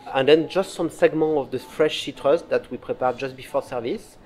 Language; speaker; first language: English; non-native, fluent; French